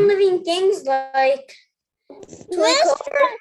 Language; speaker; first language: English; non-native, learner; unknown